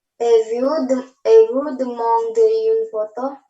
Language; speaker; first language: French; non-native, learner; Indonesian